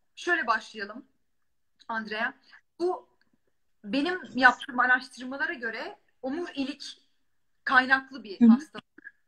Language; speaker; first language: Turkish; native; Turkish